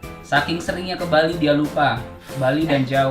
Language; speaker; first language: Indonesian; native; Indonesian